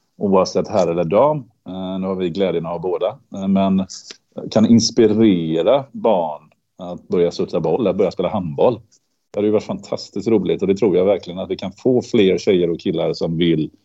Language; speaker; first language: Swedish; native; Swedish